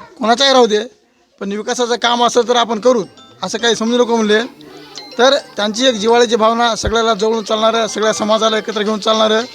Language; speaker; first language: Marathi; non-native, local second language; Lambadi